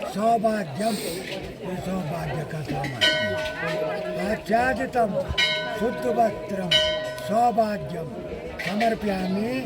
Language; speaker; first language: Hindi; native; Hindi